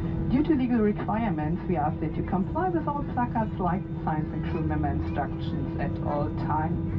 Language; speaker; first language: English; non-native, fluent; German